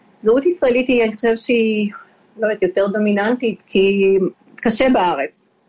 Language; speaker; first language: Hebrew; early bilingual, other home language; Polish